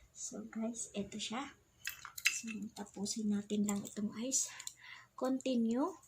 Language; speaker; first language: Filipino; non-native, local second language; Bikol